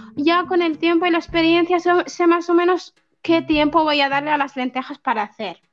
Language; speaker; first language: Spanish; early bilingual, other home language; Arabic